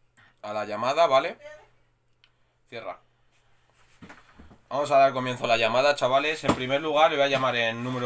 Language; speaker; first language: Spanish; native; Spanish